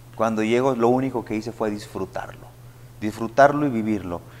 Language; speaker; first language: Spanish; native; Spanish